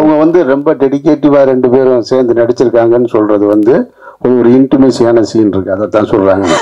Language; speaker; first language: Tamil; native; Tamil